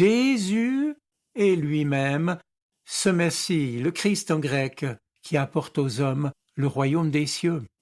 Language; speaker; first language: French; native; French